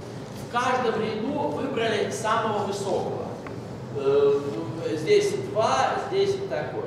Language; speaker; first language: Russian; native; Russian